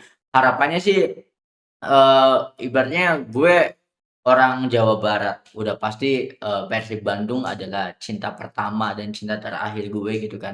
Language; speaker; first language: Indonesian; native; Indonesian